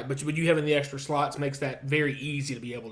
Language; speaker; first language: English; native; English